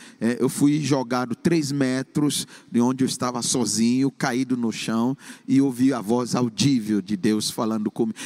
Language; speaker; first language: Portuguese; non-native, fluent; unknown